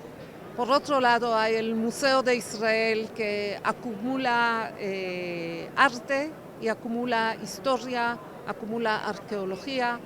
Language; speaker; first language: Spanish; non-native, fluent; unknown